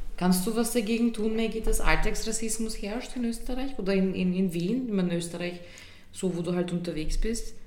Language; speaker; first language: German; early bilingual, other home language; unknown